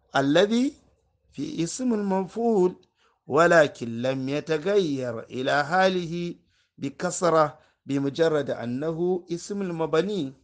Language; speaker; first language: Arabic; non-native, fluent; Hausa